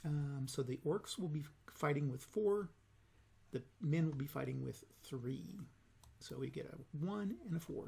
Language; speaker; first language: English; native; English